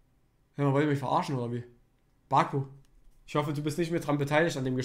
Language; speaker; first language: German; native; German